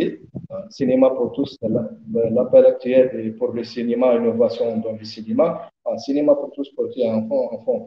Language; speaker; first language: French; non-native, learner; Arabic